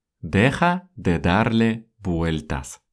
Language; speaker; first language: Spanish; non-native, fluent; Russian